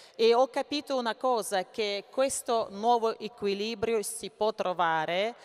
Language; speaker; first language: Italian; non-native, fluent; Russian